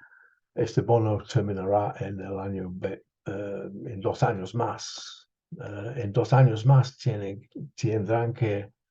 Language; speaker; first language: Spanish; non-native, fluent; English